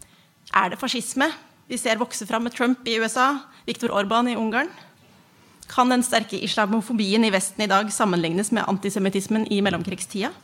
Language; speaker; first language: Norwegian; native; Norwegian